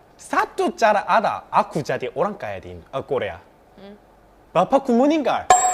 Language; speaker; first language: Indonesian; non-native, fluent; Korean